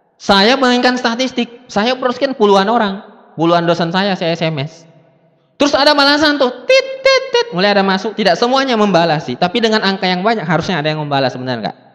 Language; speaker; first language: Indonesian; non-native, local second language; Buginese